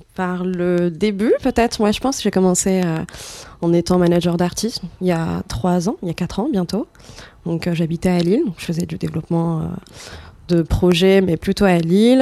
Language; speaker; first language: French; non-native, local second language; Arabic